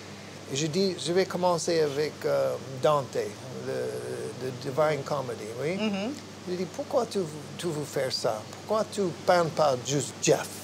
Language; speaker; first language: French; non-native, fluent; English